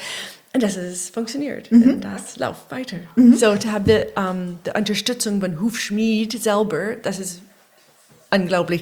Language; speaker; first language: German; non-native, learner; English